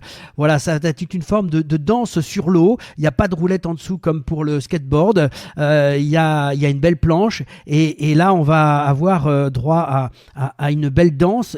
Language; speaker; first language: French; native; French